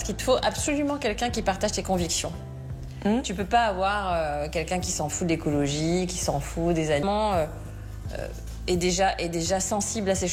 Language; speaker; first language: French; native; French